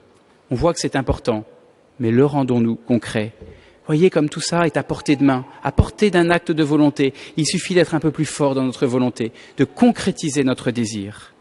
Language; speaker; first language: French; native; French